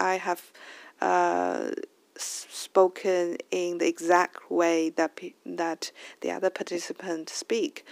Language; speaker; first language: English; non-native, fluent; Chinese